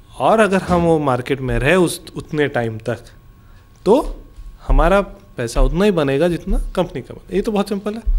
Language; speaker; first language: Hindi; non-native, local second language; Gujarati